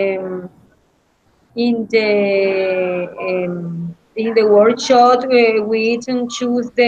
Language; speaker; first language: English; non-native, learner; Spanish